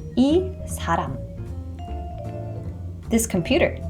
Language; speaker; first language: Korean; non-native, fluent; English